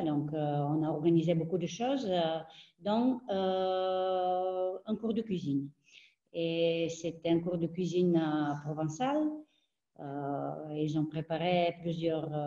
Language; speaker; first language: French; non-native, fluent; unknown